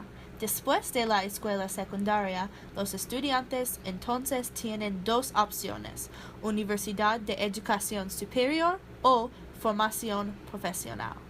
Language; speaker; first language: Spanish; non-native, learner; English